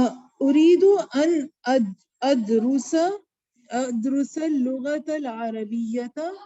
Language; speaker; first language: Arabic; non-native, learner; Urdu